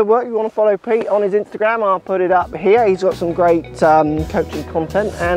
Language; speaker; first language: English; native; English